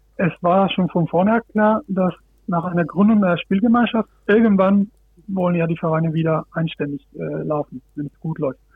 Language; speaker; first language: German; non-native, fluent; Spanish